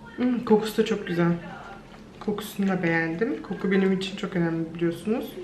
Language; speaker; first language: Turkish; early bilingual, heritage; Turkish